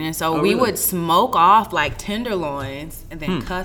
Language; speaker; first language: English; native; English